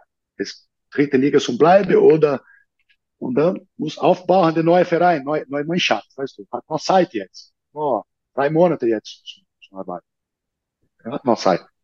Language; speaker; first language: German; non-native, fluent; Portuguese